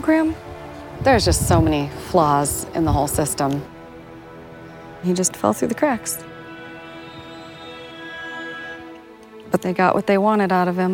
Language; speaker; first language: English; native; English